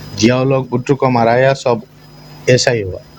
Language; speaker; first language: Hindi; non-native, fluent; Bangla